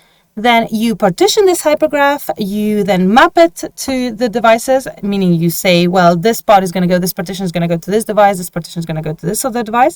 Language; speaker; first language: English; non-native, fluent; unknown